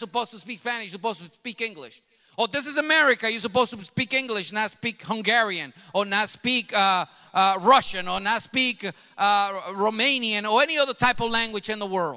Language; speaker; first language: English; early bilingual, other home language; Spanish